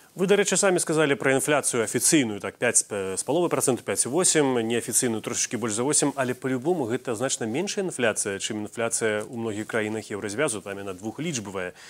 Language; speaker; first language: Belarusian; native; Belarusian